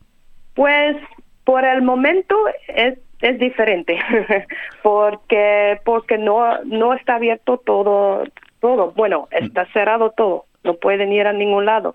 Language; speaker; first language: Spanish; non-native, fluent; Dutch